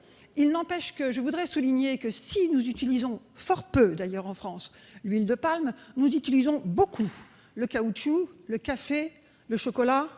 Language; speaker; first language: French; native; French